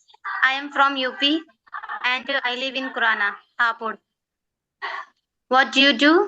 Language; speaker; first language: English; non-native, learner; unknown